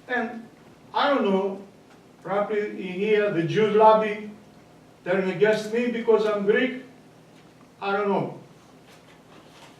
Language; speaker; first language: English; non-native, learner; Greek